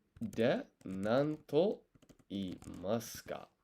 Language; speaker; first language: Japanese; non-native, learner; English